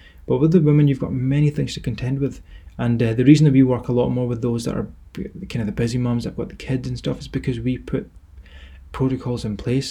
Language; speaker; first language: English; native; English